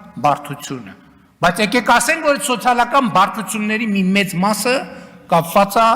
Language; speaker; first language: Armenian; native; Armenian